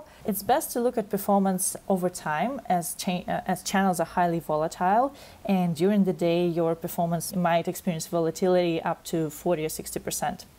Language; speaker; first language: English; non-native, fluent; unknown